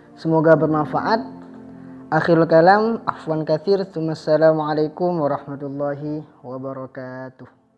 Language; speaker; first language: Indonesian; non-native, local second language; Madurese